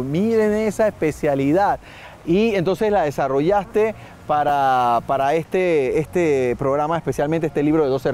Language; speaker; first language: Spanish; native; Spanish